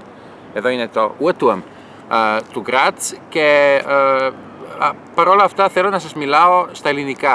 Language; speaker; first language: Greek; non-native, fluent; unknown